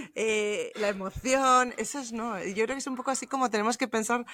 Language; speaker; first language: Spanish; native; Spanish